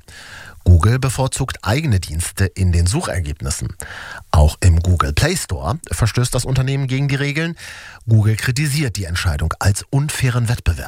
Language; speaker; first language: German; native; German